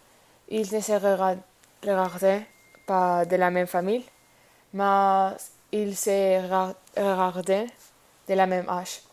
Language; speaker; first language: French; non-native, learner; Spanish